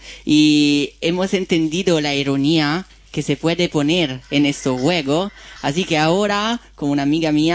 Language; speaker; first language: Spanish; non-native, fluent; Italian